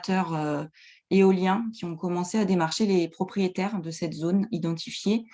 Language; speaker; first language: French; native; French